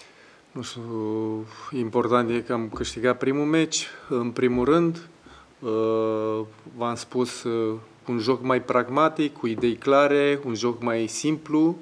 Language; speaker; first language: Romanian; non-native, fluent; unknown